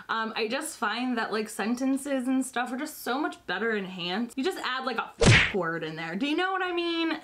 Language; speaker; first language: English; native; English